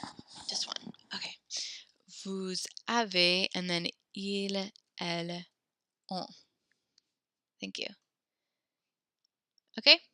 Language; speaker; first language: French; non-native, fluent; English